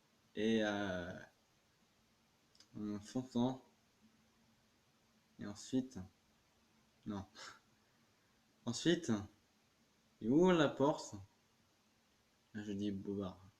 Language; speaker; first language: French; native; French